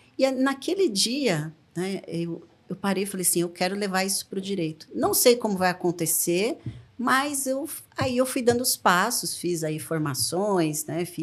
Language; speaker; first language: Portuguese; native; Portuguese